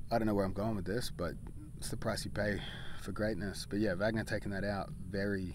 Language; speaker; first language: English; native; English